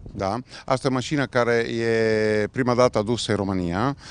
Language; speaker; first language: Romanian; non-native, fluent; Italian